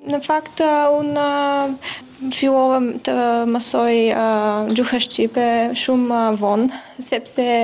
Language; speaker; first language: Albanian; non-native, learner; Bulgarian